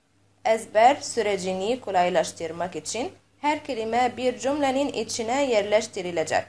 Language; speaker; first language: Turkish; non-native, fluent; Arabic